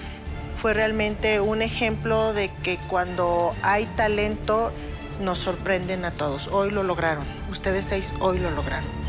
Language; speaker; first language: Spanish; native; Spanish